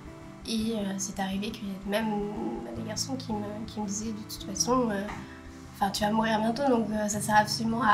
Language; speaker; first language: French; native; French